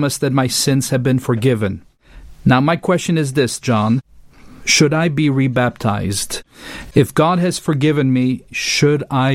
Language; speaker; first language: English; non-native, fluent; French